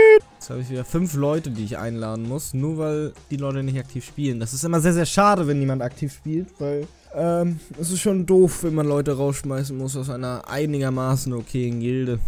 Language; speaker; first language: German; native; German